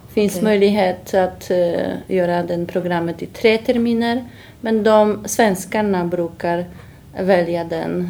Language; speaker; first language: Swedish; non-native, learner; Polish